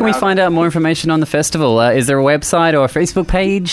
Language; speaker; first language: English; native; English